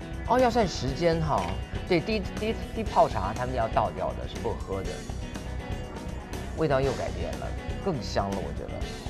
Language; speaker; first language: Chinese; native; Chinese